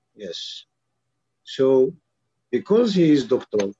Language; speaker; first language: English; non-native, learner; French